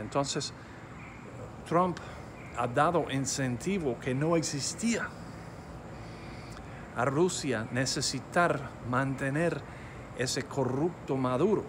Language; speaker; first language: Spanish; non-native, fluent; English